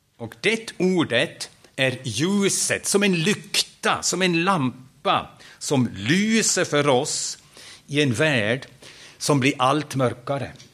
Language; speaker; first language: Swedish; non-native, fluent; German